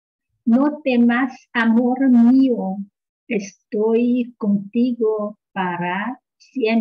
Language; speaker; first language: Spanish; non-native, learner; Chinese